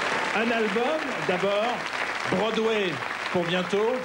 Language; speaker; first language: French; native; French